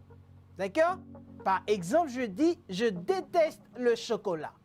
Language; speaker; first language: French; non-native, fluent; Spanish